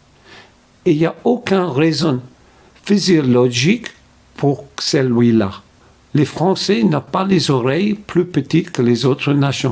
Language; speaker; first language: French; non-native, fluent; English